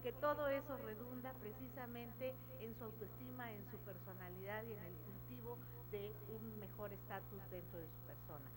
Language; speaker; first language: Spanish; native; Spanish